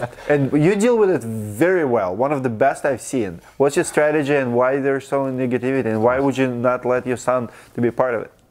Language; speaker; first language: English; non-native, fluent; Russian